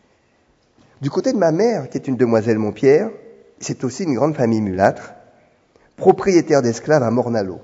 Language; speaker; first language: French; native; French